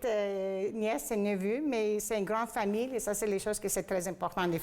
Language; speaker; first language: French; non-native, fluent; Greek